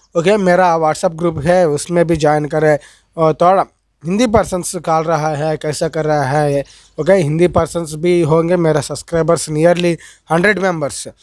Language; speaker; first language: Hindi; non-native, local second language; Telugu